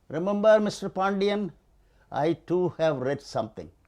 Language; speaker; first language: English; non-native, local second language; Tamil